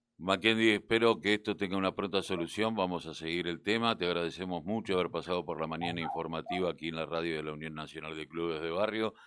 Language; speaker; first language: Spanish; native; Spanish